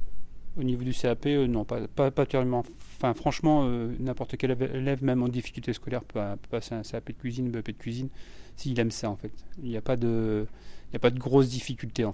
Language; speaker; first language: French; native; French